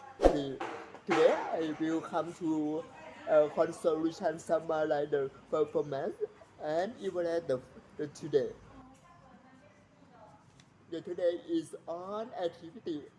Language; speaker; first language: English; non-native, learner; Thai